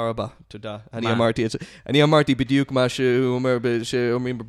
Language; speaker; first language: Hebrew; non-native, fluent; English